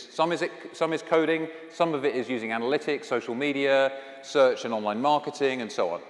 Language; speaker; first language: English; native; English